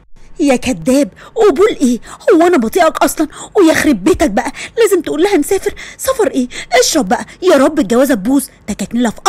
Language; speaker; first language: Arabic; native; Arabic